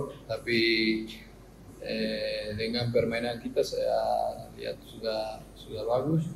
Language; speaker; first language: Indonesian; non-native, fluent; Spanish